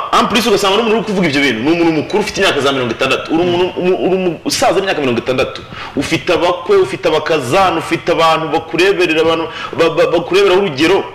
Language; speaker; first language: Kinyarwanda; native; Kinyarwanda